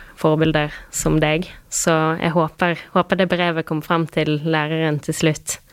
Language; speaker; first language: Norwegian; non-native, fluent; French